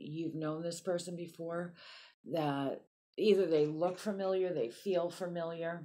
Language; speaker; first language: English; native; English